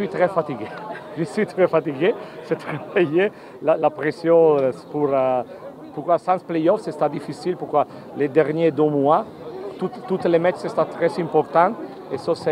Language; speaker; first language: French; non-native, learner; Italian